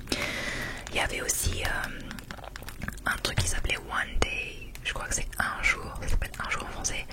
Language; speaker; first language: French; native; French